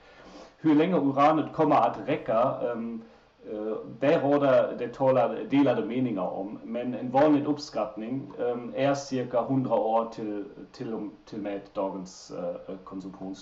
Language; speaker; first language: Swedish; non-native, fluent; German